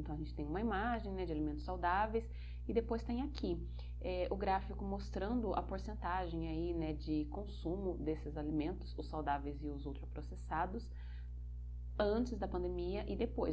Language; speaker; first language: Portuguese; native; Portuguese